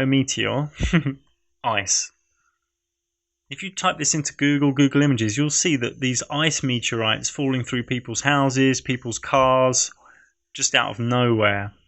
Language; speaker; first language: English; native; English